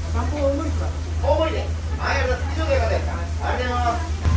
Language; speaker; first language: Japanese; native; Japanese